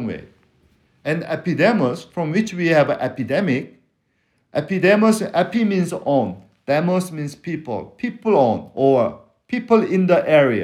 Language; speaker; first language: English; non-native, fluent; Korean